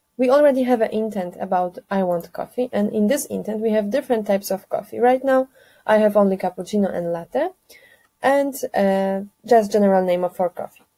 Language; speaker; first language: English; non-native, fluent; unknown